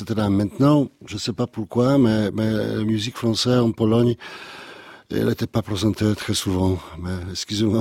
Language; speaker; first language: French; non-native, learner; Polish